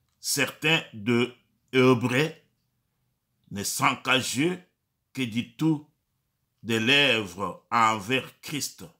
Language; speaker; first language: French; non-native, local second language; Lingala